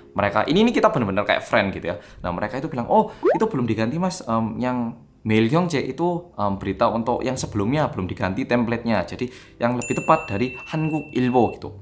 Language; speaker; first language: Indonesian; non-native, fluent; Korean